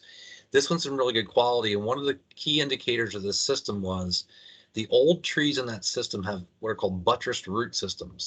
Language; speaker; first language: English; native; English